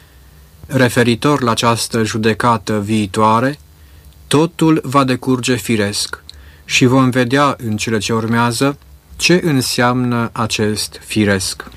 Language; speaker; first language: Romanian; native; Romanian